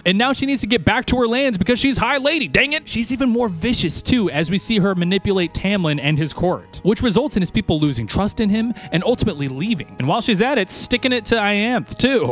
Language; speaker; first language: English; native; English